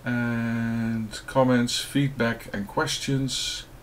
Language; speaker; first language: English; non-native, fluent; Dutch